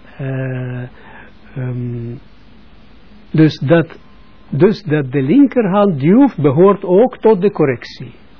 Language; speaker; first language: Dutch; non-native, fluent; Russian